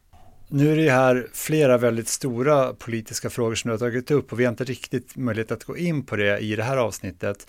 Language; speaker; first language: Swedish; native; Swedish